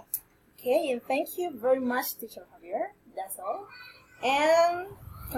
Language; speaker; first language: English; non-native, learner; Spanish